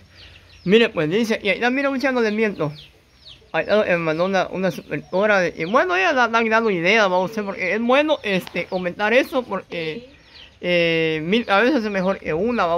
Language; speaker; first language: Spanish; native; Spanish